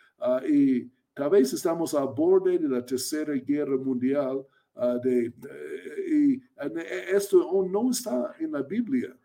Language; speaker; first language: Spanish; non-native, fluent; English